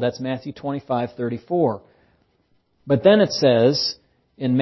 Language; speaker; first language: English; native; English